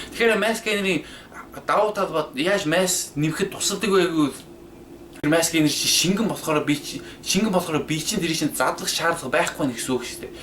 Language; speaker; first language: Mongolian; early bilingual, heritage; Mongolian